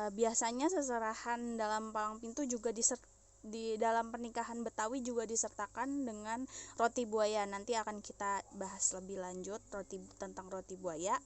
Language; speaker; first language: Indonesian; native; Indonesian